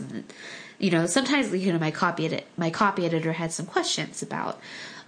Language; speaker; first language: English; early bilingual, other home language; Korean